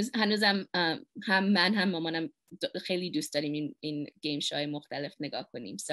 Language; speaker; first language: Persian; early bilingual, heritage; Persian